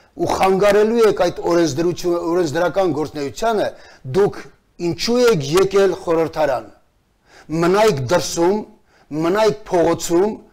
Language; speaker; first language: Armenian; native; Armenian